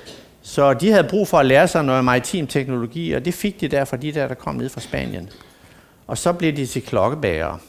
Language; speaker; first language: Danish; native; Danish